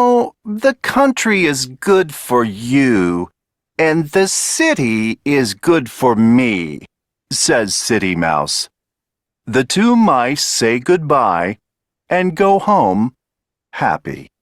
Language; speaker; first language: English; non-native, learner; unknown